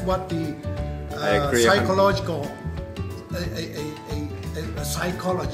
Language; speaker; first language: English; non-native, fluent; Japanese